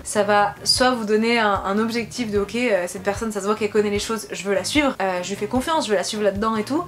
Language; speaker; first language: French; native; French